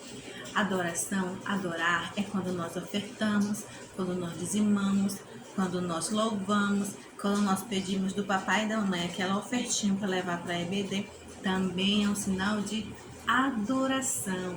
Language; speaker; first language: Portuguese; native; Portuguese